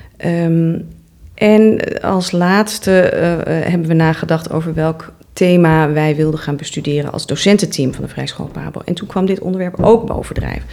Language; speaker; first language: Dutch; native; Dutch